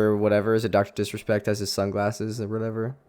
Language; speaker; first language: English; native; English